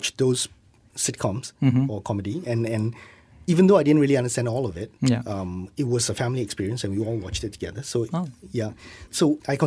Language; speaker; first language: English; non-native, local second language; Malay